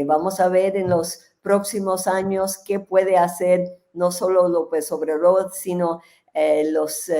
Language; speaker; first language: Spanish; non-native, fluent; English